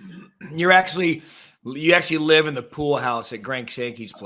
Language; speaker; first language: English; native; English